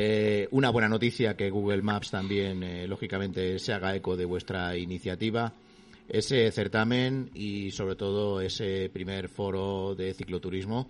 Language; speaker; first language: Spanish; native; Spanish